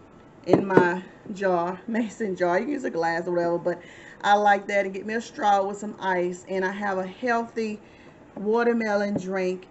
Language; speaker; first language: English; native; English